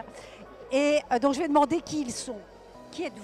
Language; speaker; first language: French; native; French